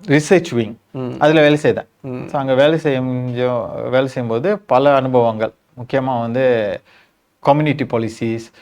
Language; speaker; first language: Tamil; early bilingual, heritage; Tamil